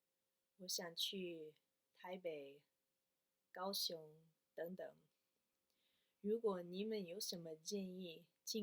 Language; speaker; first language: Chinese; non-native, learner; English